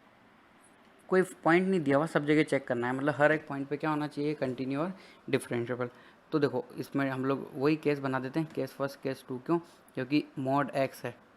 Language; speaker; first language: Hindi; native; Hindi